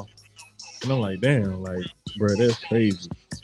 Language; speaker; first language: English; native; English